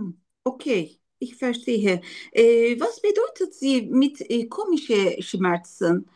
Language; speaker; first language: German; non-native, learner; Turkish